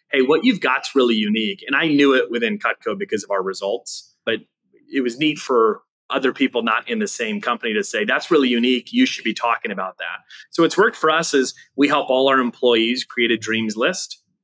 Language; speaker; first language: English; native; English